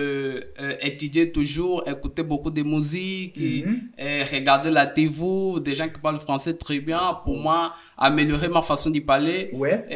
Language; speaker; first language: French; non-native, fluent; Portuguese